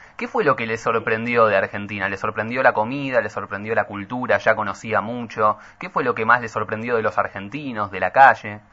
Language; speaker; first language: Spanish; native; Spanish